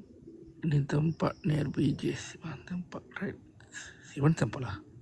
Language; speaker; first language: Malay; non-native, local second language; Tamil